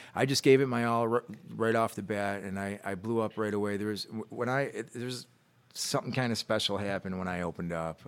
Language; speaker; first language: English; native; English